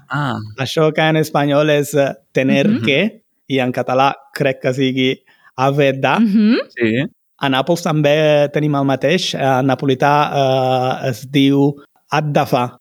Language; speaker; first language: Catalan; non-native, fluent; Italian